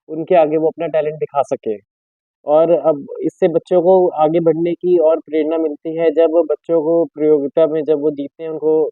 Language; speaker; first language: Hindi; non-native, local second language; Punjabi